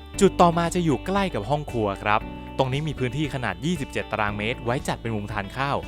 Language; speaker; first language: Thai; native; Thai